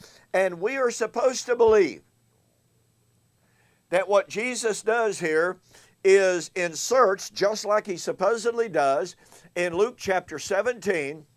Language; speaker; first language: English; native; English